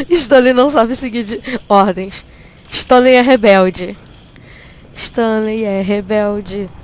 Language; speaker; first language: Portuguese; native; Portuguese